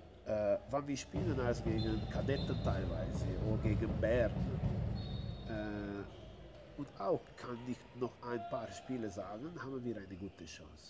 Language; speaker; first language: German; non-native, learner; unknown